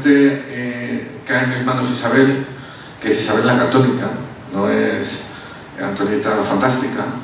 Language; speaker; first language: Spanish; native; Spanish